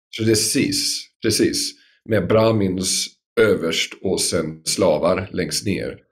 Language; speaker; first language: Swedish; non-native, fluent; English